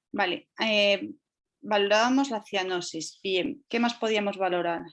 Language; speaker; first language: Spanish; native; Spanish